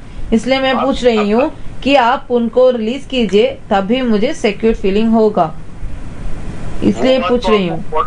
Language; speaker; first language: Hindi; non-native, local second language; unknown